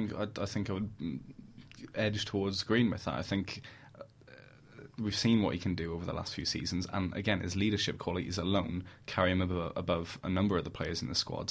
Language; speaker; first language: English; native; English